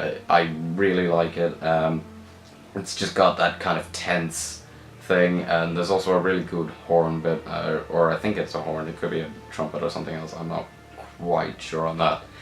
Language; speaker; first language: English; native; English